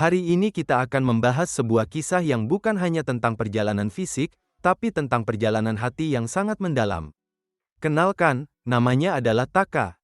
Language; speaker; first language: Indonesian; native; Indonesian